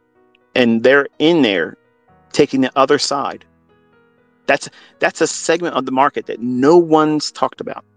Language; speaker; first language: English; native; English